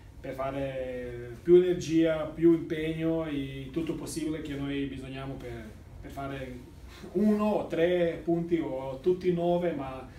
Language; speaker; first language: Italian; non-native, learner; Serbian